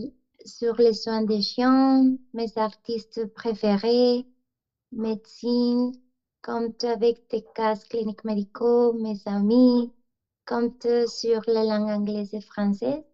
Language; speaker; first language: French; non-native, learner; Spanish